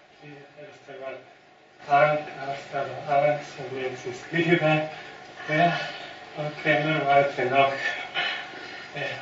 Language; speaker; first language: German; non-native, learner; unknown